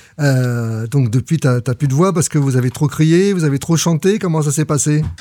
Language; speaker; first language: French; native; French